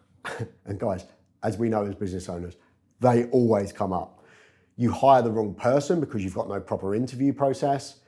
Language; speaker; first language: English; native; English